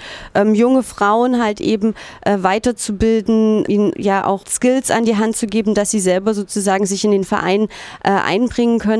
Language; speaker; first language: German; native; German